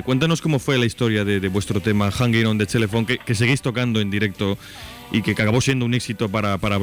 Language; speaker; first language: Spanish; native; Spanish